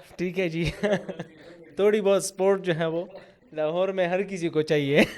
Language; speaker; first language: Urdu; non-native, local second language; Pashto